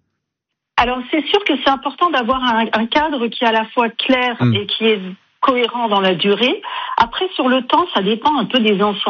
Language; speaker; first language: French; native; French